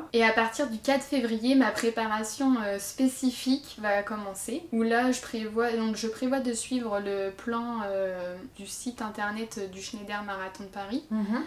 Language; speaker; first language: French; native; French